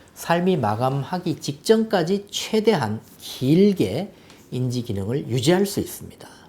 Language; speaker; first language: Korean; native; Korean